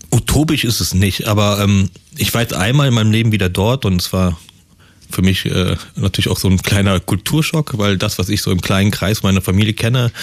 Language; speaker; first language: German; early bilingual, other home language; Persian